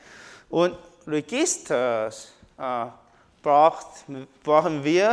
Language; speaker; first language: German; non-native, learner; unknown